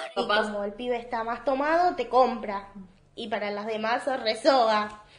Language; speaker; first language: Spanish; native; Spanish